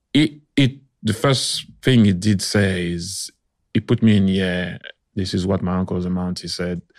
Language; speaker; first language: English; early bilingual, other home language; French